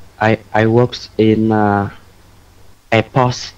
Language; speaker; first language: English; non-native, learner; Vietnamese